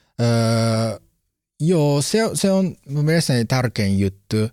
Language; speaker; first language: Finnish; non-native, learner; Japanese